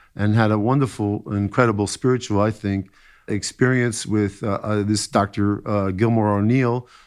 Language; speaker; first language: English; native; English